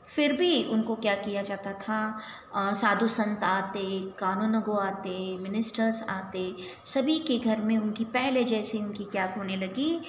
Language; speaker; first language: Hindi; non-native, local second language; Kannada